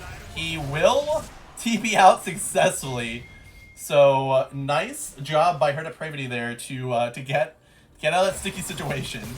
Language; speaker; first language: English; native; English